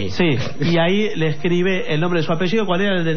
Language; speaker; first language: Spanish; native; Spanish